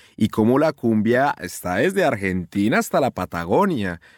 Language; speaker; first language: Spanish; native; Spanish